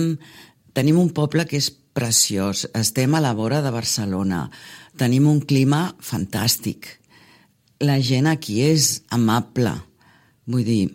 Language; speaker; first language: Catalan; non-native, fluent; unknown